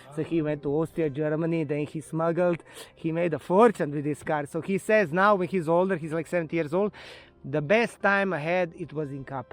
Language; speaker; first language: English; non-native, fluent; Slovenian